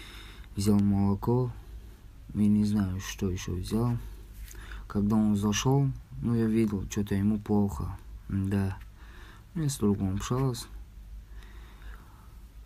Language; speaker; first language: Russian; non-native, learner; Tajik